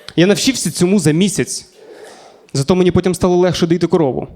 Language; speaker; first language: Ukrainian; native; Ukrainian